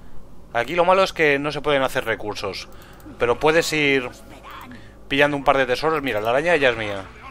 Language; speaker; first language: Spanish; native; Spanish